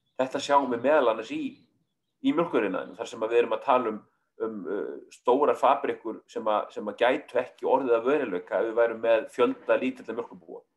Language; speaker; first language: Icelandic; native; Icelandic